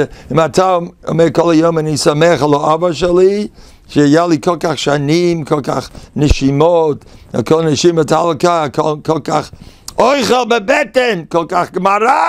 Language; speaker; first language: Hebrew; non-native, fluent; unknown